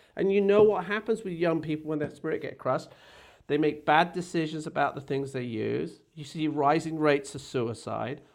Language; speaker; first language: English; native; English